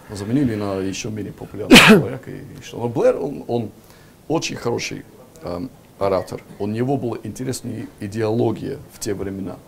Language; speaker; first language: Russian; non-native, fluent; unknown